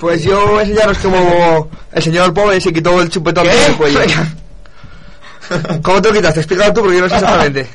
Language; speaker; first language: Spanish; native; Spanish